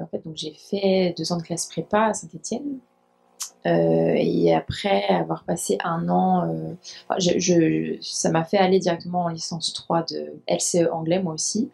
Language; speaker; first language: French; native; French